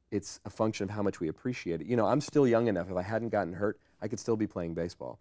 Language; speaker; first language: English; native; English